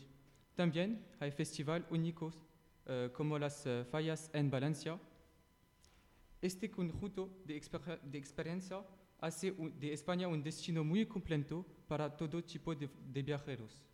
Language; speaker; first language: Spanish; non-native, learner; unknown